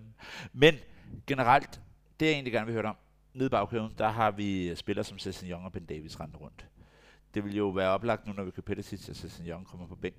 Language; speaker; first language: Danish; native; Danish